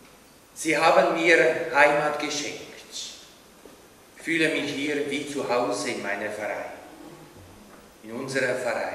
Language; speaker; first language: German; non-native, fluent; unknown